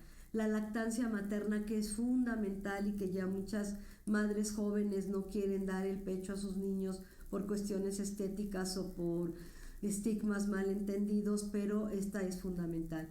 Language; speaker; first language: Spanish; native; Spanish